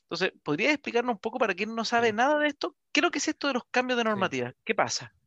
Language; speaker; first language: Spanish; native; Spanish